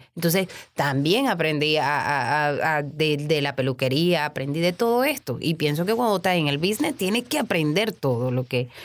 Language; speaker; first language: Spanish; native; Spanish